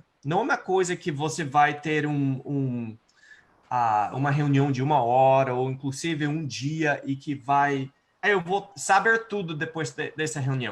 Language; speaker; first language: Portuguese; non-native, fluent; English